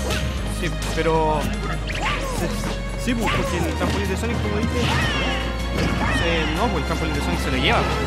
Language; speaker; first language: Spanish; native; Spanish